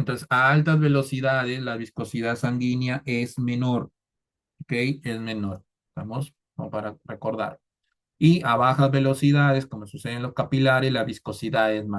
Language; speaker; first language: Spanish; native; Spanish